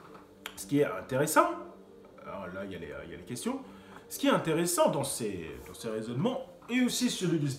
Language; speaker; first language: French; native; French